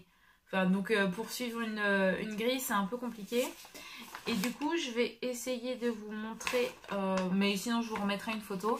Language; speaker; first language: French; native; French